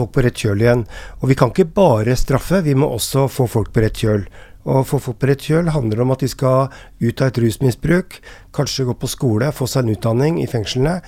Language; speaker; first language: Norwegian; native; Norwegian